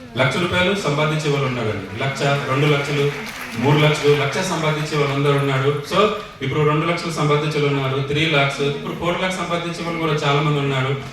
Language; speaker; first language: Telugu; non-native, fluent; Hindi